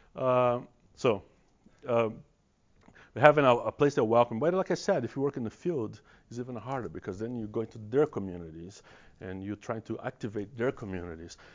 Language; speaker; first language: English; non-native, fluent; Portuguese